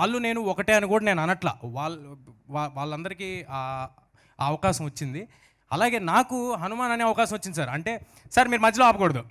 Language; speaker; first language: Telugu; native; Telugu